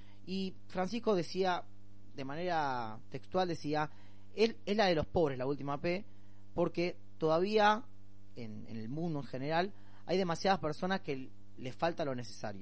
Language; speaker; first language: Spanish; native; Spanish